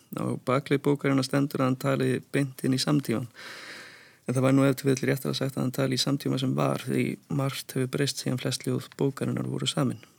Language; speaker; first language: Icelandic; native; Icelandic